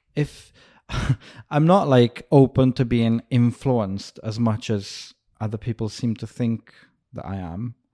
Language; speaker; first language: English; native; English